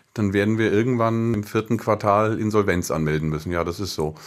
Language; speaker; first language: German; native; German